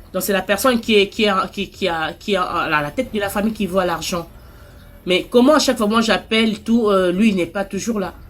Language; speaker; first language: French; non-native, local second language; Lingala